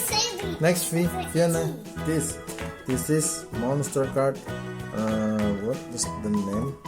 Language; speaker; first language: English; non-native, learner; Indonesian